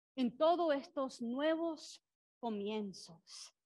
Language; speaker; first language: Spanish; non-native, fluent; English